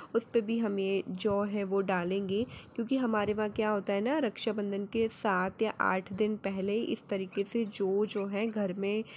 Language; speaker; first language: Hindi; native; Hindi